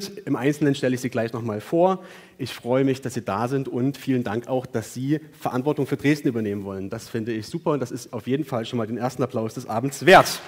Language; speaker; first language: German; native; German